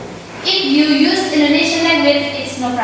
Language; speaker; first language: English; non-native, learner; Indonesian